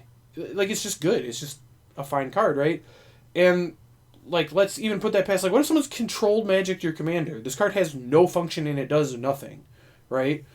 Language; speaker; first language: English; native; English